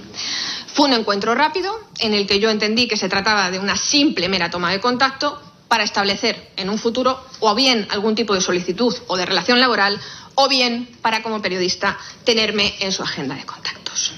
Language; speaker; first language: Spanish; native; Spanish